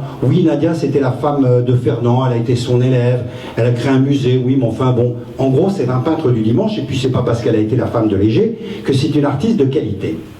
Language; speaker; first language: French; native; French